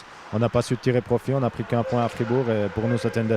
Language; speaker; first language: French; native; French